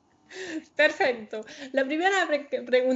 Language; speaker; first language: Spanish; non-native, fluent; German